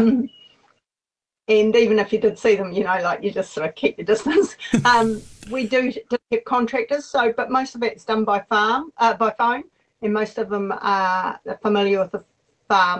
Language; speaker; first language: English; native; English